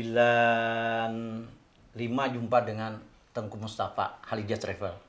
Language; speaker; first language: Malay; non-native, local second language; Banjar